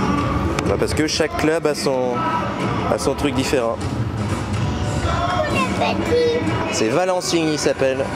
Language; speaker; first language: French; native; French